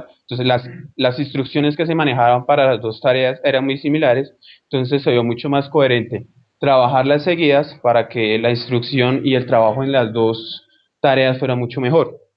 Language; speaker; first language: Spanish; native; Spanish